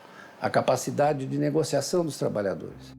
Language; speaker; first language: Portuguese; native; Portuguese